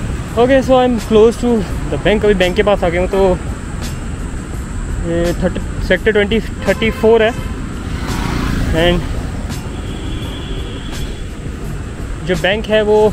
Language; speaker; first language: Hindi; native; Hindi